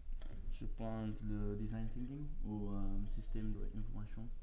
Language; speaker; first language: French; non-native, learner; Dutch